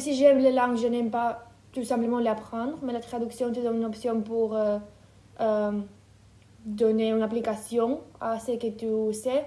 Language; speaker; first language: French; non-native, fluent; Ukrainian